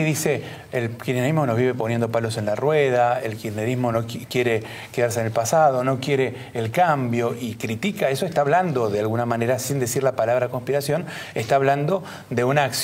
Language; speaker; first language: Spanish; native; Spanish